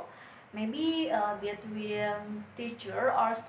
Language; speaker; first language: English; non-native, learner; Indonesian